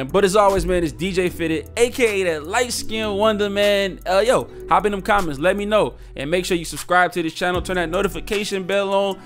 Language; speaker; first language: English; native; English